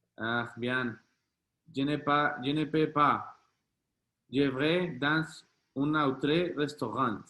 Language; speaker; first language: French; non-native, learner; Spanish